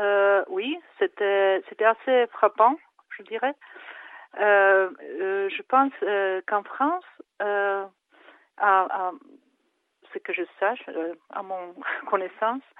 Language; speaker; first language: French; non-native, fluent; Czech